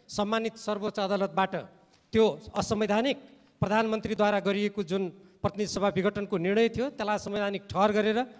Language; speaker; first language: Nepali; native; Nepali